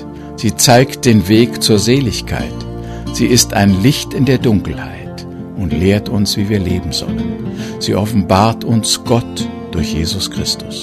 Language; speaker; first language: German; native; German